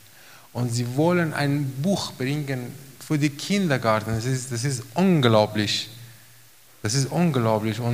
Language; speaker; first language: German; non-native, fluent; Romanian